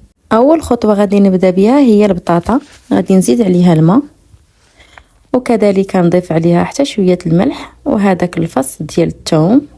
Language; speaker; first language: Arabic; native; Arabic